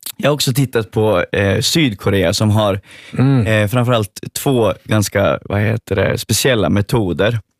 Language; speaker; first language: Swedish; native; Swedish